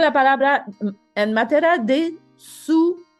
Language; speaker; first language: Spanish; non-native, learner; French